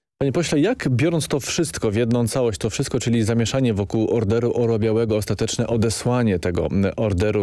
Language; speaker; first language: Polish; native; Polish